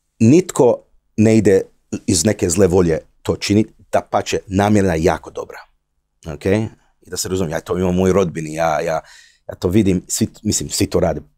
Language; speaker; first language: Croatian; early bilingual, heritage; Croatian